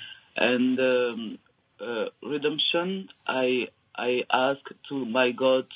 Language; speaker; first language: English; non-native, learner; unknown